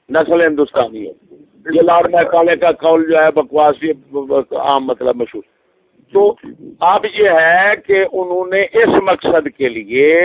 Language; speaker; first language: Urdu; native; Urdu